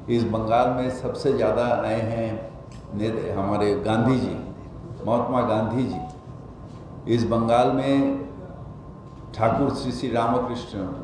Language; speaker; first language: Hindi; non-native, local second language; Bangla